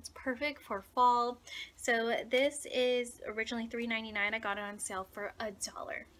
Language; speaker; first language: English; native; English